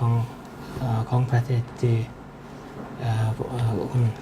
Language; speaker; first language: Thai; non-native, learner; Mongolian